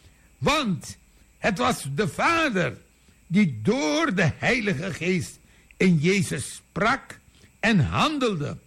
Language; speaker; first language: Dutch; native; Dutch